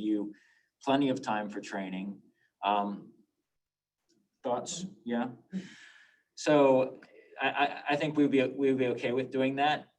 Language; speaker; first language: English; native; English